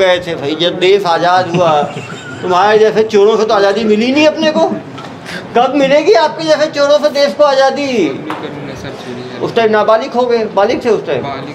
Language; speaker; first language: Hindi; native; Hindi